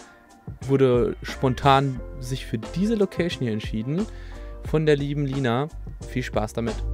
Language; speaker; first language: German; native; German